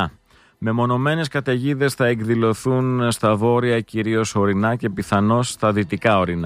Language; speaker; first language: Greek; native; Greek